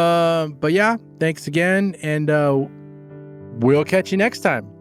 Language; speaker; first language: English; native; English